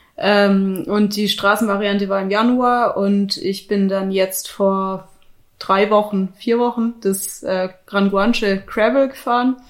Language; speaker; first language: German; native; German